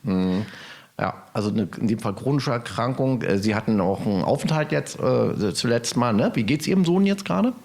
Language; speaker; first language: German; native; German